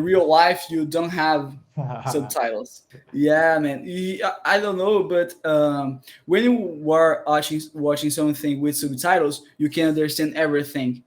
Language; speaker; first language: English; non-native, learner; Portuguese